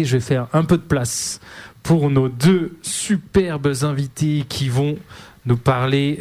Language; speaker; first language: French; native; French